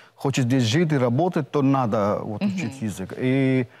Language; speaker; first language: Russian; non-native, fluent; Hindi